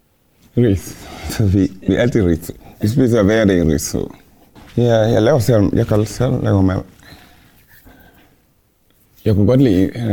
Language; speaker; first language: Danish; non-native, learner; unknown